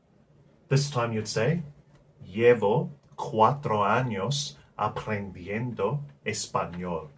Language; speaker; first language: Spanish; non-native, learner; English